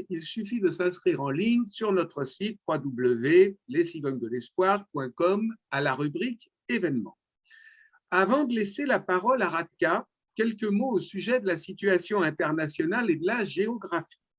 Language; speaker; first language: French; native; French